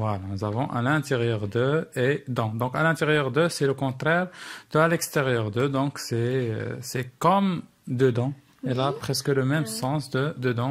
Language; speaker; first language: French; non-native, local second language; Arabic